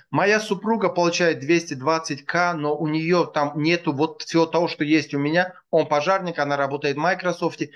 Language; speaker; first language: Russian; non-native, local second language; Tajik